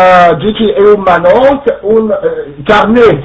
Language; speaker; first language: Romanian; non-native, learner; French